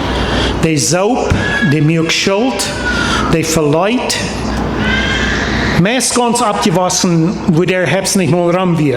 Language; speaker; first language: German; non-native, learner; Plautdietsch